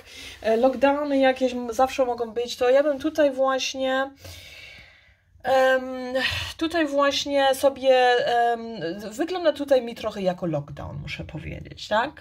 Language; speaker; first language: Polish; early bilingual, heritage; Polish